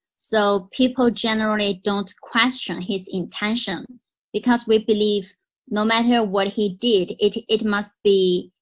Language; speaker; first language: English; non-native, fluent; Chinese